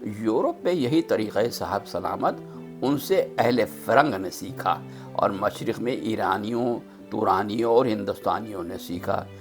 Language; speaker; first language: Urdu; native; Urdu